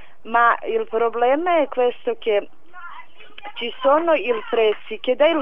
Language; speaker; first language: Italian; non-native, fluent; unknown